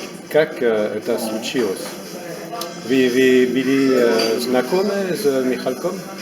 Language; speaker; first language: Russian; non-native, learner; French